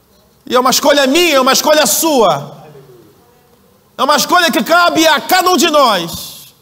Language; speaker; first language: Portuguese; native; Portuguese